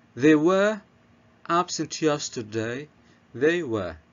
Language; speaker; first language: English; non-native, fluent; Arabic